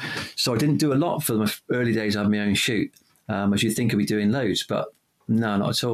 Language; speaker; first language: English; native; English